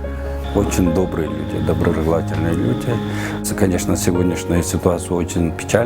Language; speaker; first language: Russian; non-native, local second language; Kyrgyz